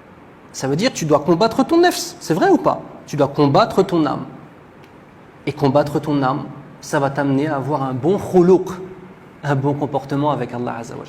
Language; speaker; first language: French; native; French